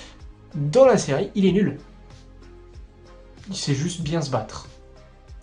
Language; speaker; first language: French; native; French